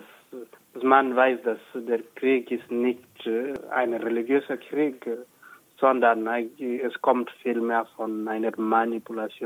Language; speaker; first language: German; non-native, fluent; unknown